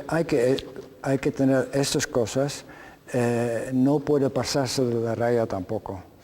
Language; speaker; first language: Spanish; non-native, fluent; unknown